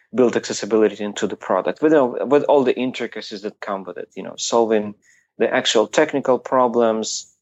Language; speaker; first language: English; non-native, fluent; Ukrainian